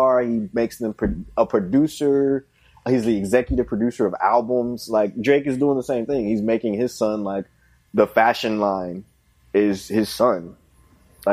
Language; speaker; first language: English; native; English